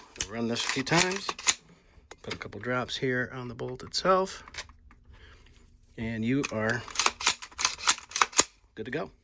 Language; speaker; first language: English; native; English